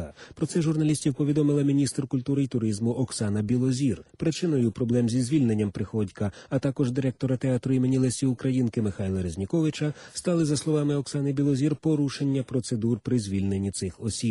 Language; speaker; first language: Ukrainian; native; Ukrainian